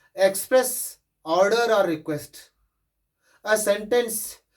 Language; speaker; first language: English; non-native, local second language; Kannada